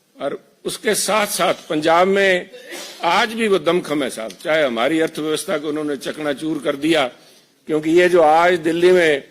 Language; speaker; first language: Urdu; non-native, local second language; Punjabi